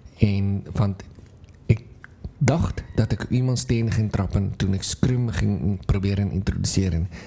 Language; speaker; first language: Dutch; non-native, fluent; Afrikaans